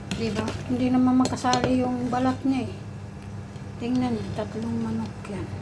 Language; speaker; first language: Filipino; non-native, local second language; Maguindanaon